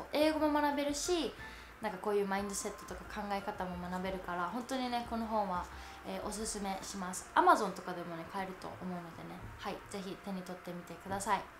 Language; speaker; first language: Japanese; native; Japanese